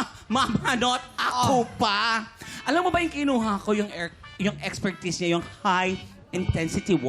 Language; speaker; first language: Filipino; native; Filipino